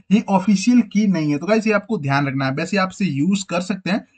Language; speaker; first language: Hindi; native; Hindi